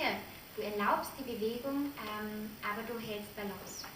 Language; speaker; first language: German; native; German